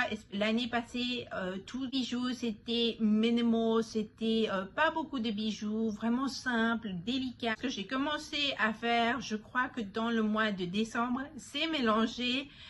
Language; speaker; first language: French; non-native, fluent; Spanish